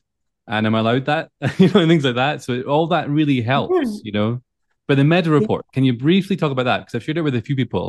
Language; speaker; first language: English; native; English